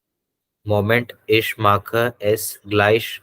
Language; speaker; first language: German; non-native, learner; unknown